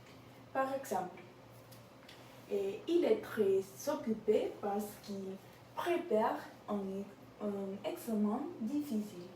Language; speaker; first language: French; non-native, learner; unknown